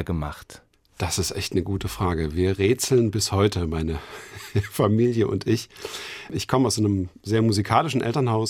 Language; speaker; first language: German; native; German